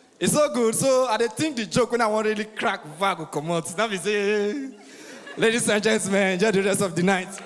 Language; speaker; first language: Nigerian Pidgin; native; Nigerian Pidgin